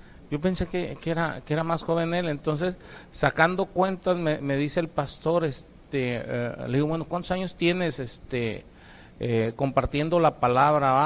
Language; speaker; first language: Spanish; native; Spanish